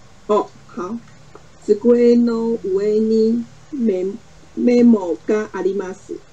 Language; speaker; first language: Japanese; non-native, learner; Chinese